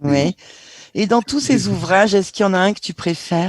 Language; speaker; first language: French; native; French